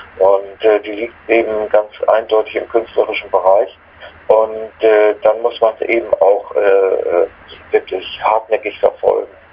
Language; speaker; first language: German; native; German